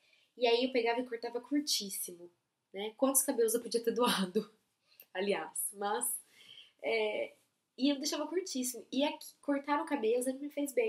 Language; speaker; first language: Portuguese; native; Portuguese